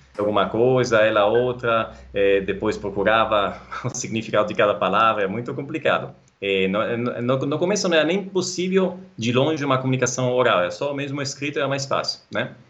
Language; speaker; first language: Portuguese; non-native, fluent; Italian